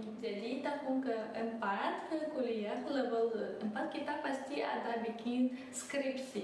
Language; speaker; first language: Indonesian; early bilingual, other home language; Russian